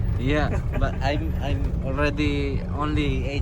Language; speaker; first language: English; non-native, learner; Filipino